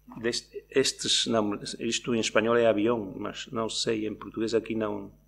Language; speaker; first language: Portuguese; native; Portuguese